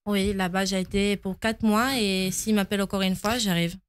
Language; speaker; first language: French; early bilingual, heritage; Hebrew